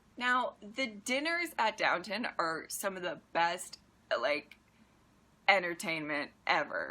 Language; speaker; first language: English; native; English